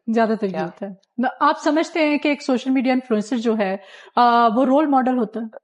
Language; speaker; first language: Urdu; native; Urdu